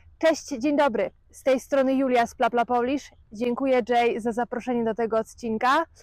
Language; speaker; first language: Polish; native; Polish